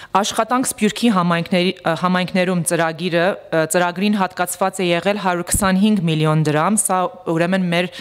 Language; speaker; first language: Armenian; early bilingual, heritage; Armenian